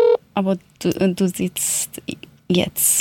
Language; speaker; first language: German; non-native, learner; Persian